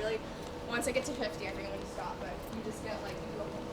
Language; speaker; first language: English; non-native, learner; Chinese